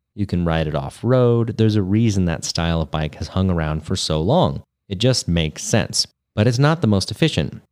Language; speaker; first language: English; native; English